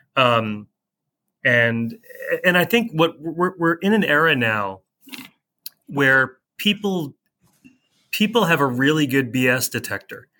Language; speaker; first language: English; native; English